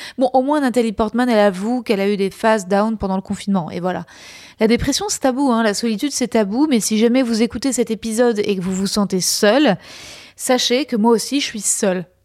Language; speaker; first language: French; native; French